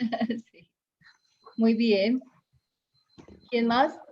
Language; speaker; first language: Spanish; native; Spanish